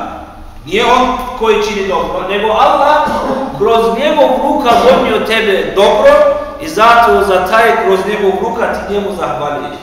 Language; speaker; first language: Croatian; non-native, fluent; Turkish